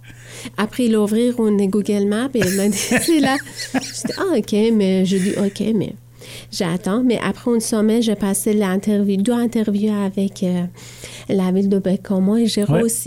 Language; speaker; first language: French; non-native, learner; Persian